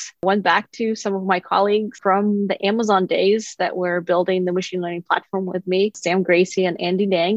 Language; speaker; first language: English; non-native, fluent; Kazakh